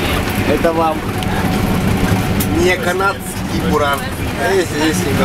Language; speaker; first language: Russian; non-native, local second language; Yakut